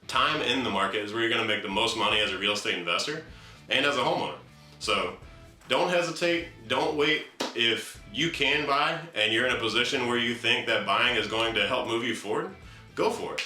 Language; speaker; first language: English; native; English